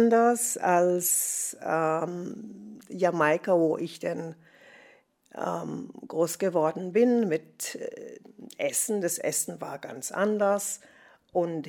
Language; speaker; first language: German; non-native, fluent; English